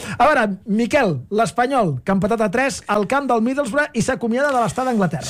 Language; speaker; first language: Catalan; native; Catalan